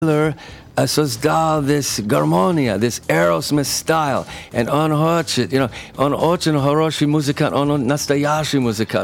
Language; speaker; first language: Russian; non-native, learner; English